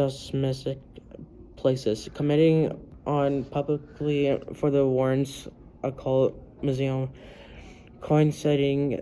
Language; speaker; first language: English; native; English